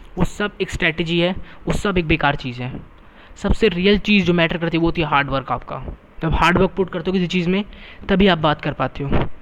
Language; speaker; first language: Hindi; native; Hindi